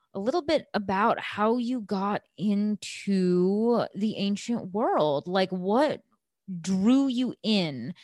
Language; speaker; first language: English; native; English